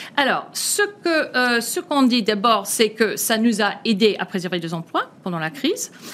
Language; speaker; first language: French; non-native, fluent; English